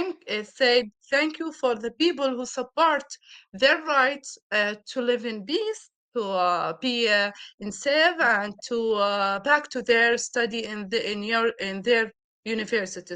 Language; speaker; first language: English; non-native, learner; Arabic